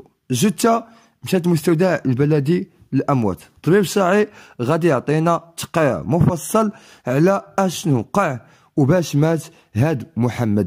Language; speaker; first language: Arabic; native; Arabic